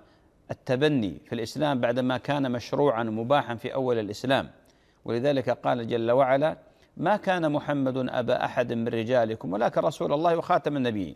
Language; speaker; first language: Arabic; native; Arabic